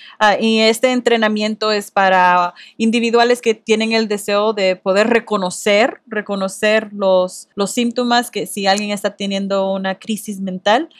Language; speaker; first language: Spanish; early bilingual, heritage; Spanish